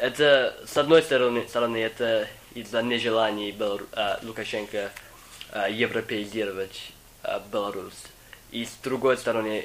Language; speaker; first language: Russian; non-native, fluent; English